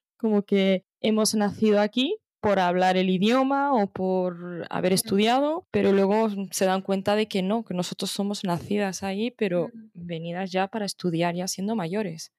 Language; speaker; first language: Spanish; non-native, fluent; Arabic